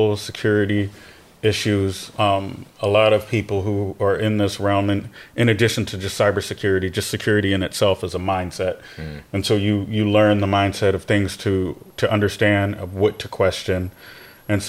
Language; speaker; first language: English; native; English